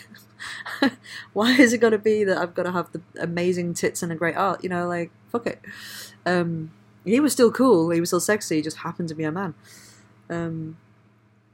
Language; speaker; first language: English; native; English